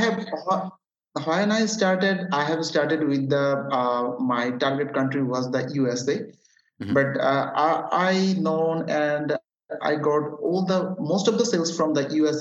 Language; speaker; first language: English; non-native, local second language; Bangla